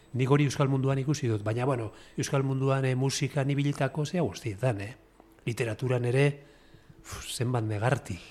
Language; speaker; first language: Basque; non-native, local second language; Spanish